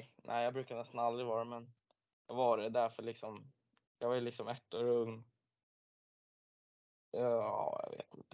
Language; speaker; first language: Swedish; native; Swedish